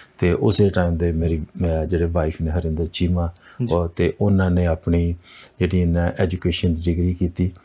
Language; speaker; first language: Punjabi; native; Punjabi